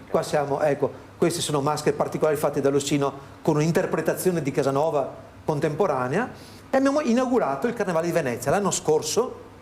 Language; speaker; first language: Italian; native; Italian